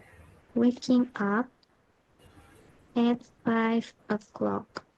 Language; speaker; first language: English; non-native, fluent; Indonesian